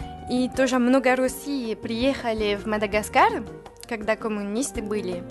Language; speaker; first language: Russian; non-native, learner; French